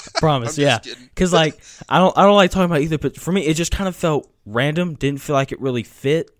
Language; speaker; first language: English; native; English